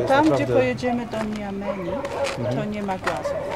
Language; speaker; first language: Polish; early bilingual, heritage; Polish